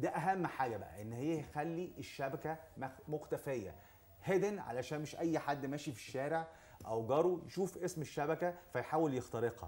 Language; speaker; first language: Arabic; native; Arabic